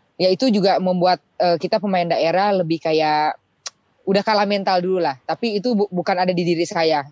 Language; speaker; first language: Indonesian; native; Indonesian